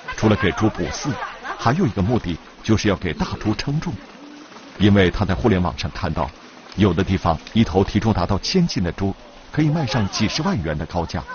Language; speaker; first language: Chinese; native; Chinese